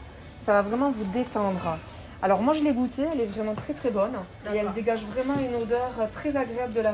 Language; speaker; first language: French; native; French